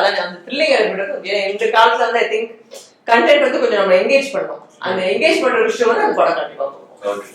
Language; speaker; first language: Tamil; native; Tamil